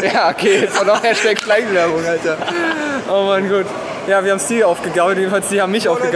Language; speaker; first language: German; native; German